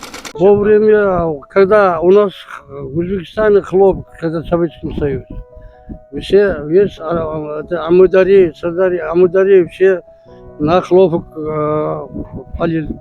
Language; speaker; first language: Russian; non-native, local second language; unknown